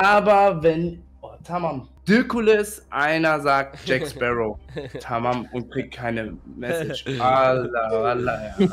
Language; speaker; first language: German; early bilingual, other home language; Turkish